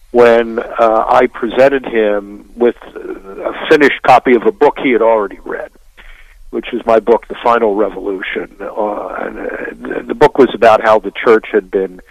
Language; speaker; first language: English; native; English